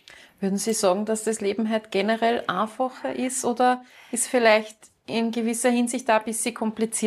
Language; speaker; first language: German; native; German